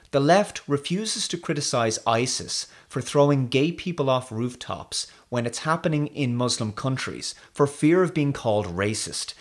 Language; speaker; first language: English; native; English